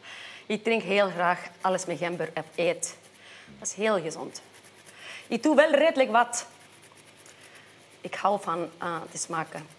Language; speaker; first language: Dutch; non-native, fluent; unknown